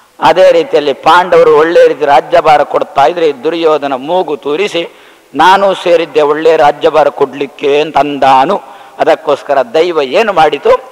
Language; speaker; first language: Kannada; non-native, local second language; Tulu